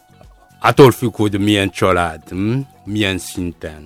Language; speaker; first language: Hungarian; non-native, fluent; Malagasy